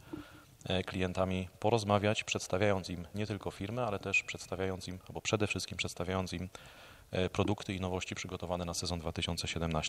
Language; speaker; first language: Polish; native; Polish